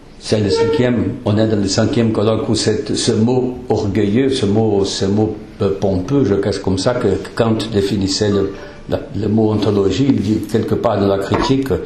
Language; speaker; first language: French; non-native, fluent; Portuguese